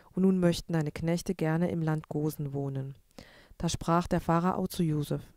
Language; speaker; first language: German; native; German